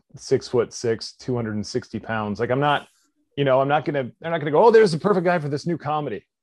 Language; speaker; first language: English; native; English